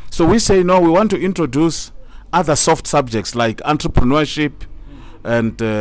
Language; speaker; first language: English; non-native, local second language; Tsonga